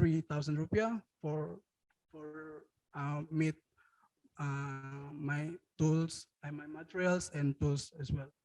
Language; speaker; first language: English; non-native, learner; Indonesian